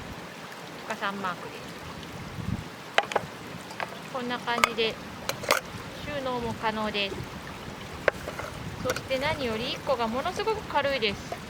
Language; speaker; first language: Japanese; native; Japanese